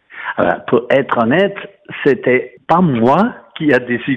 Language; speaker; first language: French; non-native, fluent; Dutch